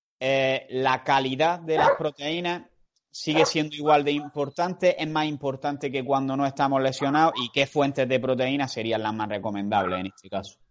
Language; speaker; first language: Spanish; native; Spanish